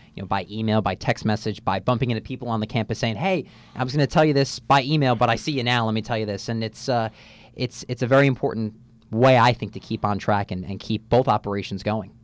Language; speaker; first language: English; native; English